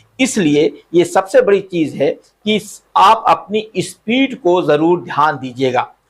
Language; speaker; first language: Hindi; native; Hindi